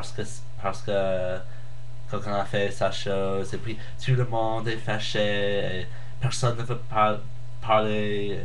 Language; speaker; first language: French; non-native, learner; English